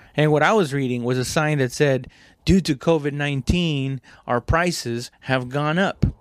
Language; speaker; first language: English; non-native, fluent; Spanish